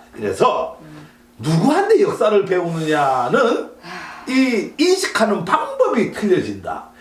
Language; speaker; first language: Korean; native; Korean